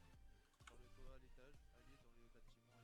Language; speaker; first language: French; native; French